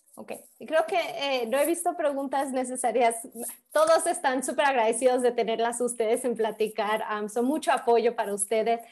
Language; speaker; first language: Spanish; early bilingual, heritage; Spanish